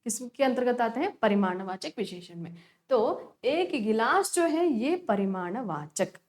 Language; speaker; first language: Hindi; non-native, local second language; Kannada